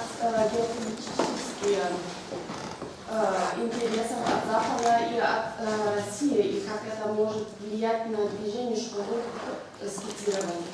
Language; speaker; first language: Russian; non-native, fluent; German